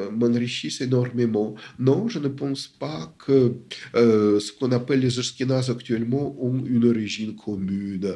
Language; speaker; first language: French; non-native, fluent; Russian